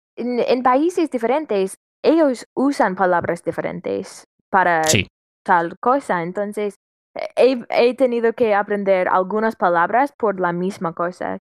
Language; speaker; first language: Spanish; non-native, learner; English